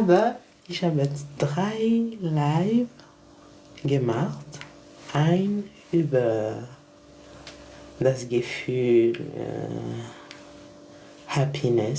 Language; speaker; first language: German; non-native, learner; French